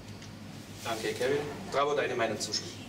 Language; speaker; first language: German; native; German